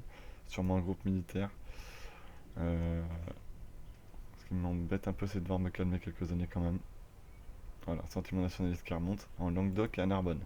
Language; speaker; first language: French; native; French